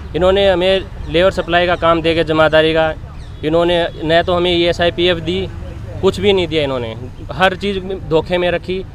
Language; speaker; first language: Hindi; native; Hindi